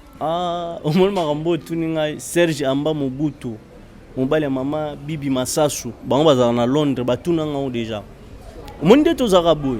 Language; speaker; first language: Lingala; non-native, local second language; Kongo